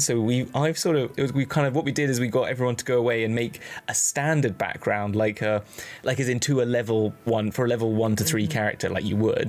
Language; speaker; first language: English; native; English